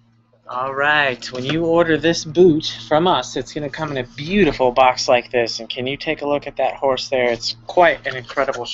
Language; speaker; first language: English; native; English